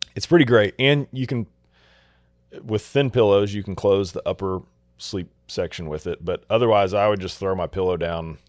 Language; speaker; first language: English; native; English